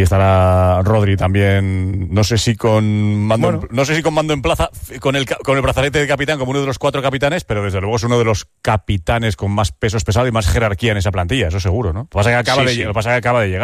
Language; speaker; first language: Spanish; native; Spanish